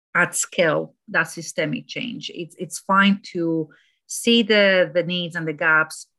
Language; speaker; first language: English; non-native, fluent; Romanian